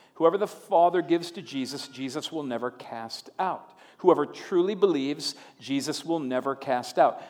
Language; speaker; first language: English; native; English